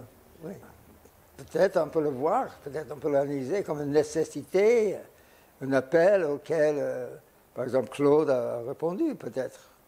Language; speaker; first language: French; non-native, fluent; English